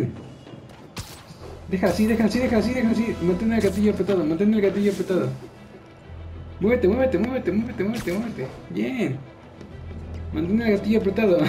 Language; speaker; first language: Spanish; native; Spanish